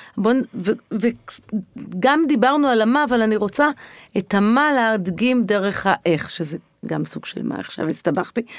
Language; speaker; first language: Hebrew; native; Hebrew